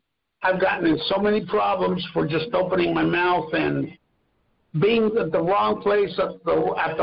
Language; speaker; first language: English; non-native, fluent; Spanish